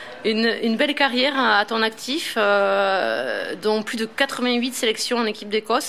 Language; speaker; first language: French; native; French